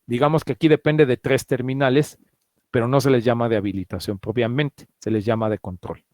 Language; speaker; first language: Spanish; native; Spanish